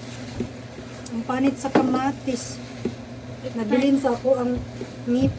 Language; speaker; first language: Japanese; non-native, learner; Cebuano